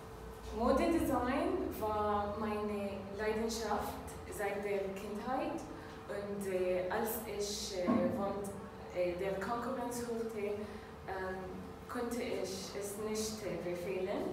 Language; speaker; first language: German; non-native, learner; Arabic